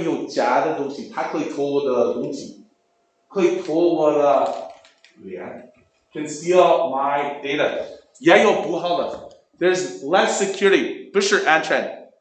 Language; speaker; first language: Chinese; non-native, learner; English